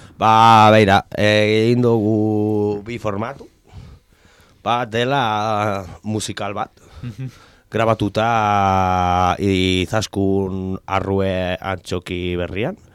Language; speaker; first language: Basque; non-native, local second language; Spanish